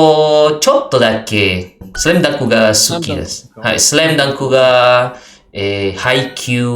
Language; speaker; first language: Japanese; non-native, learner; Indonesian